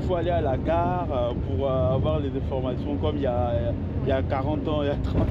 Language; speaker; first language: French; native; French